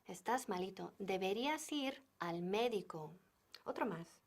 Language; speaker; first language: Spanish; non-native, fluent; English